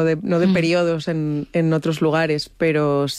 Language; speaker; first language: Spanish; native; Spanish